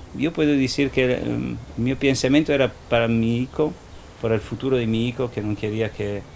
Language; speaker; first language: Spanish; non-native, learner; Italian